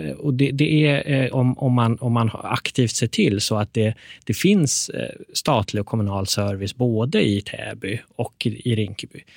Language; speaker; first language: Swedish; early bilingual, other home language; Persian